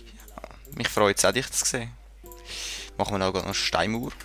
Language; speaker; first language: German; native; German